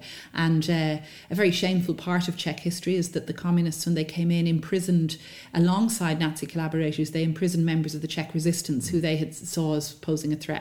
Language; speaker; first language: English; native; English